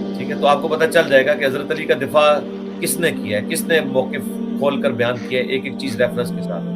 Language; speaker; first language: Urdu; non-native, local second language; Punjabi